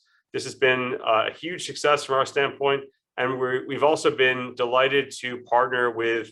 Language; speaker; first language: English; native; English